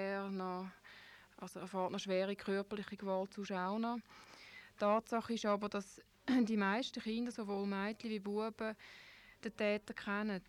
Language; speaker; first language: German; native; German